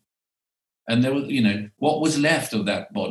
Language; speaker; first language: English; native; English